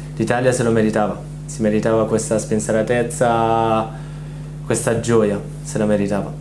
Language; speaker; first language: Italian; native; Italian